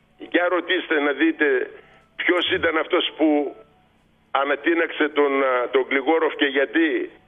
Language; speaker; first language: Greek; native; Greek